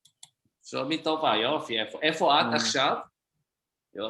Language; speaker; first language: Hebrew; non-native, fluent; Indonesian